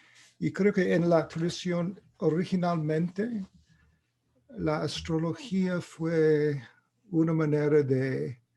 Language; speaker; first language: Spanish; non-native, fluent; English